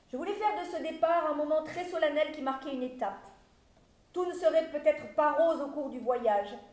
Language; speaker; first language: French; native; French